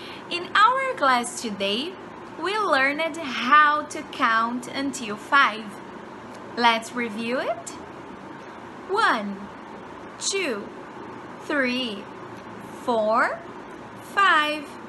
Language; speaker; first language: English; non-native, fluent; Portuguese